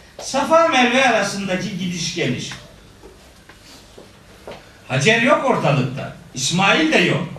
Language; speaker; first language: Turkish; native; Turkish